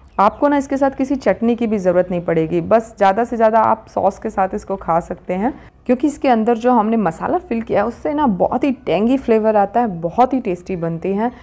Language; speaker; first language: Hindi; native; Hindi